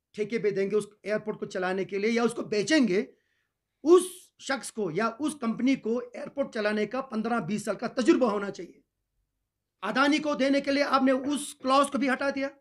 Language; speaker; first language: Hindi; non-native, local second language; Ladakhi